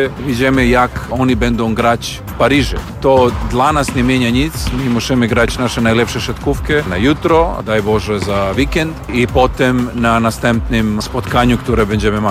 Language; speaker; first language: Polish; non-native, learner; Serbian